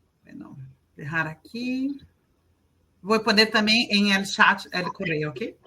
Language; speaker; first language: Spanish; non-native, learner; Portuguese